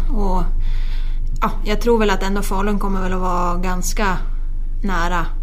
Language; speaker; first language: Swedish; native; Swedish